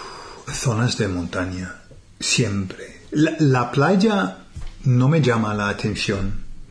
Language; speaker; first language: Spanish; non-native, fluent; English